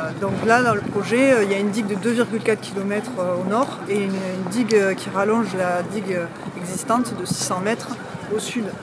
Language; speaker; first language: French; native; French